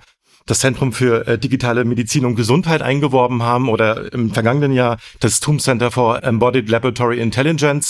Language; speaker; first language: German; native; German